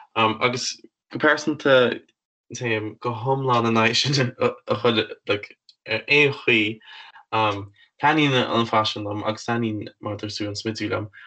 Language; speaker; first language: Irish; native; Irish